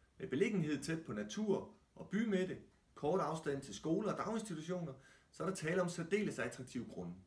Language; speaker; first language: Danish; native; Danish